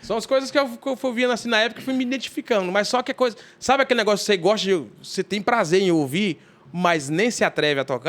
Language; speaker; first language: Portuguese; native; Portuguese